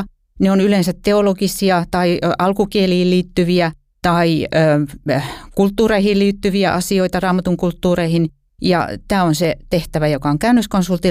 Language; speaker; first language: Finnish; native; Finnish